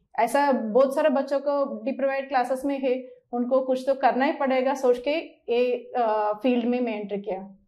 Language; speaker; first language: Hindi; non-native, local second language; Malayalam